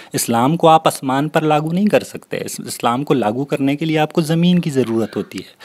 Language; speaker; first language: Urdu; non-native, local second language; Northern Hindko